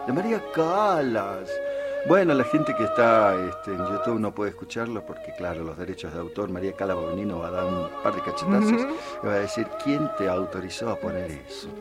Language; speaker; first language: Spanish; native; Spanish